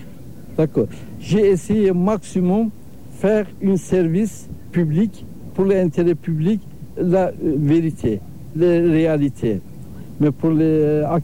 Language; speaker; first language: French; non-native, learner; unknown